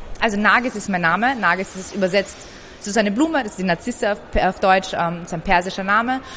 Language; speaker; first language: German; early bilingual, other home language; Persian